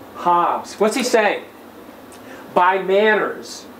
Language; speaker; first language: English; native; English